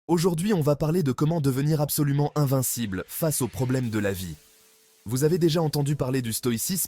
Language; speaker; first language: French; native; French